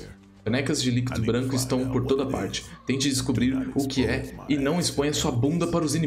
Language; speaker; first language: Portuguese; native; Portuguese